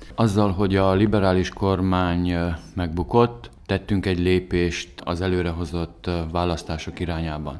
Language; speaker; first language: Hungarian; native; Hungarian